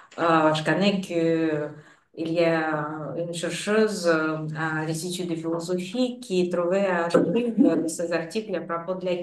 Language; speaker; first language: French; non-native, fluent; Russian